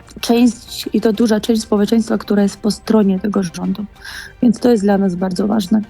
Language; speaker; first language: Polish; non-native, fluent; Georgian